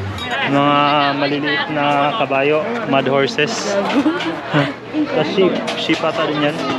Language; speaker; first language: Filipino; native; Filipino